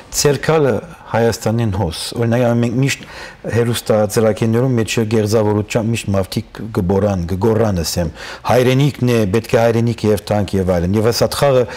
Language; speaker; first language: Armenian; native; Armenian